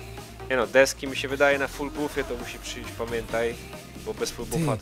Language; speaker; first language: Polish; native; Polish